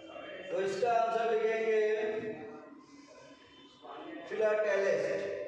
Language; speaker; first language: Hindi; native; Hindi